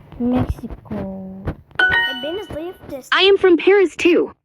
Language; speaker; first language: English; non-native, learner; Turkish